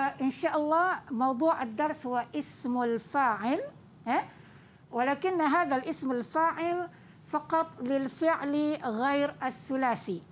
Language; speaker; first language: Arabic; non-native, fluent; Malay